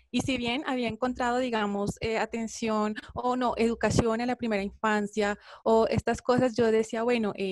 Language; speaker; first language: Spanish; native; Spanish